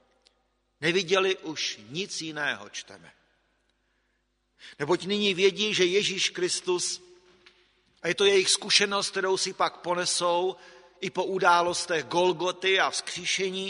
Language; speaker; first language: Czech; native; Czech